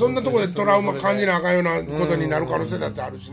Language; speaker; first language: Japanese; native; Japanese